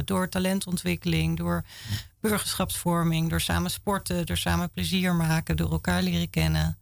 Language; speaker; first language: Dutch; native; Dutch